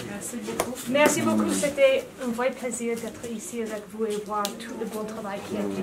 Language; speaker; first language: French; non-native, fluent; English